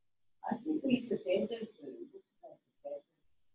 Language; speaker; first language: English; non-native, learner; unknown